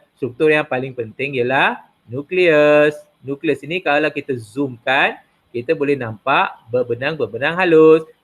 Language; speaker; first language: Malay; non-native, local second language; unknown